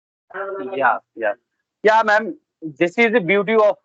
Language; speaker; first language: English; non-native, learner; Bhojpuri